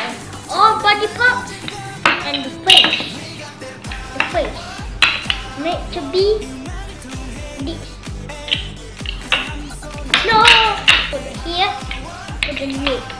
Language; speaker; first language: English; non-native, learner; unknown